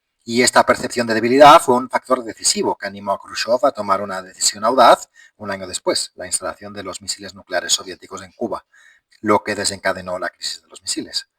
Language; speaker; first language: Spanish; native; Spanish